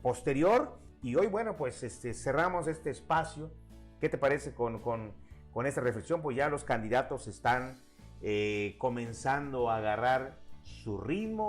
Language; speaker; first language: Spanish; native; Spanish